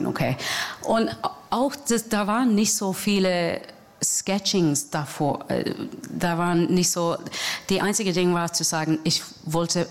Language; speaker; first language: German; non-native, fluent; English